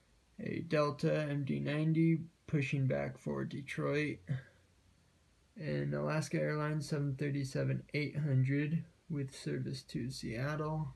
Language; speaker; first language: English; native; English